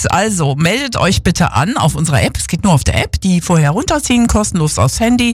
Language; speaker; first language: German; native; German